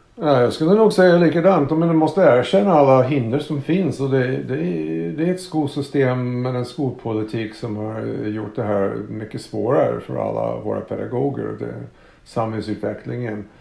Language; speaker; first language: Swedish; non-native, fluent; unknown